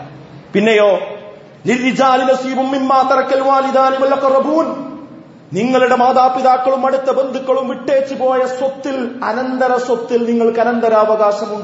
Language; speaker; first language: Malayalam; native; Malayalam